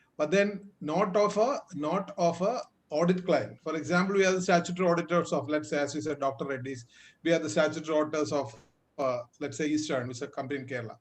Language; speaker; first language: English; non-native, local second language; Malayalam